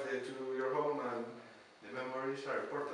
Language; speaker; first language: English; non-native, learner; Spanish